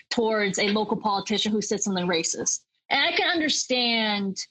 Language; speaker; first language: English; native; English